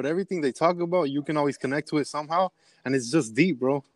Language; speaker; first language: English; early bilingual, other home language; Spanish